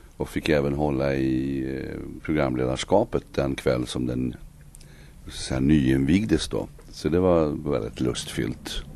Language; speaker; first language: Swedish; native; Swedish